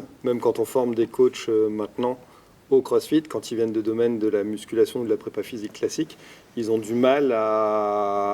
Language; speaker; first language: French; native; French